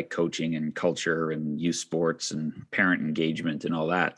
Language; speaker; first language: English; native; English